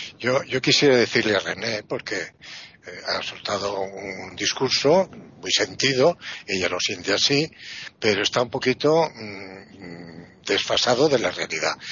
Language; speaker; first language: Spanish; non-native, fluent; Italian